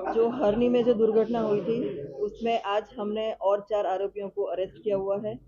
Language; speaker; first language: Hindi; non-native, local second language; Gujarati